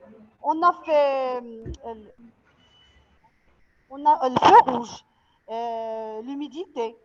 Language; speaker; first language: French; non-native, local second language; Arabic